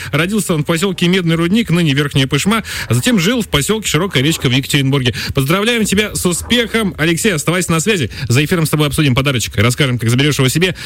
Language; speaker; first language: Russian; native; Russian